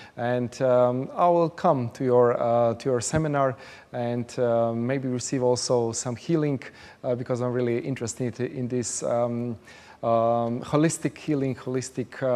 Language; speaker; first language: English; non-native, fluent; Slovenian